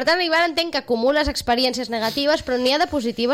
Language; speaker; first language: Catalan; native; Catalan